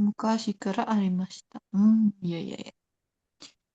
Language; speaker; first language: Japanese; non-native, learner; Indonesian